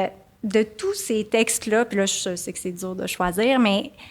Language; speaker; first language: French; native; French